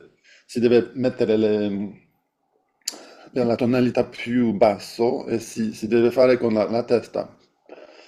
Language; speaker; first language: Italian; non-native, fluent; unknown